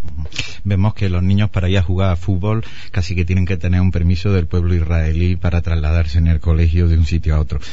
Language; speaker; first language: Spanish; native; Spanish